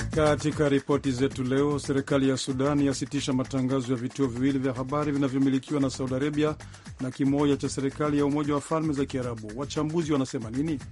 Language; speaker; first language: Swahili; non-native, local second language; Rundi